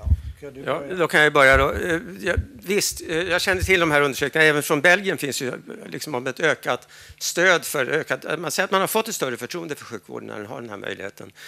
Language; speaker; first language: Swedish; native; Swedish